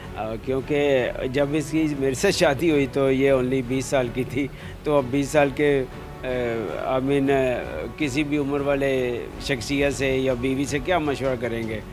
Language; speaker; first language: Urdu; native; Urdu